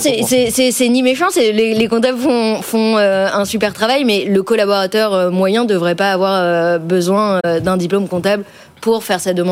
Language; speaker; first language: French; native; French